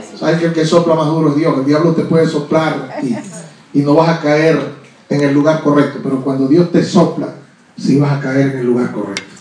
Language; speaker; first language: Spanish; native; Spanish